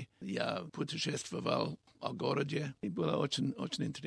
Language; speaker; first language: Russian; non-native, learner; English